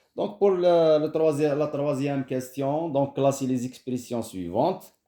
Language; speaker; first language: French; non-native, local second language; Arabic